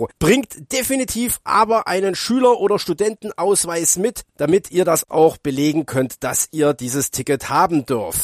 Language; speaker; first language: German; native; German